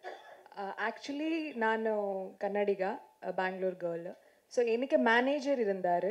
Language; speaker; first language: Tamil; non-native, learner; Kannada